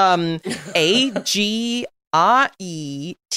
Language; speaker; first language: English; native; English